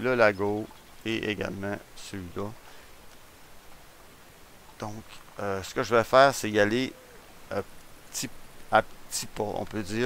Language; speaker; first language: French; native; French